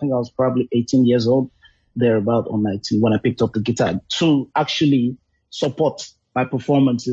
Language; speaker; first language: English; non-native, local second language; Yoruba